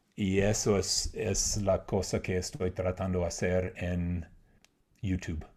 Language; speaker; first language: Spanish; non-native, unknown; English